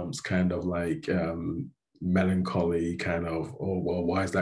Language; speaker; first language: English; native; English